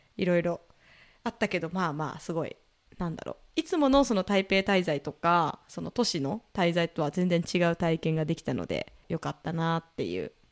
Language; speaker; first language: Japanese; native; Japanese